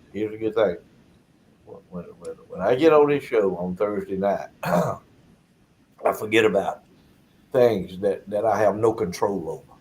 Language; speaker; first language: English; native; English